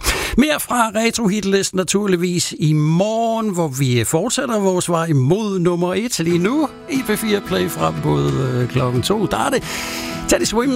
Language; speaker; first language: Danish; native; Danish